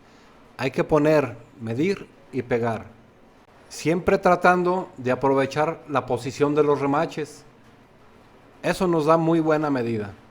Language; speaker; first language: Spanish; native; Spanish